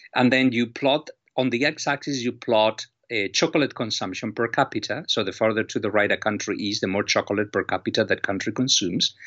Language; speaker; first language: English; non-native, fluent; Spanish